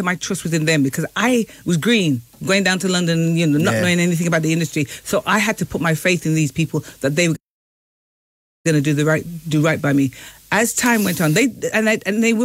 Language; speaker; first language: English; native; English